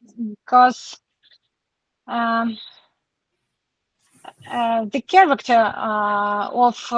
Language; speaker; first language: English; non-native, learner; Ukrainian